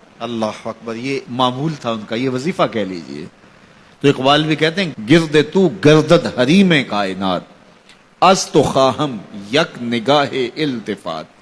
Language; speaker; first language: Urdu; non-native, local second language; Punjabi